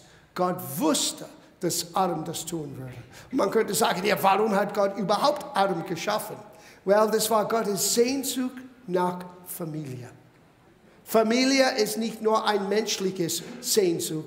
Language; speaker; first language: German; non-native, fluent; English